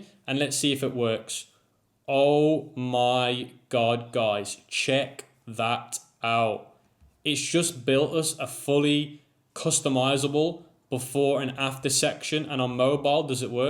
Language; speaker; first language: English; native; English